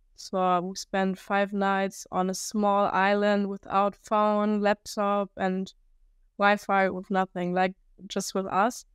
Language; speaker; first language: English; non-native, fluent; German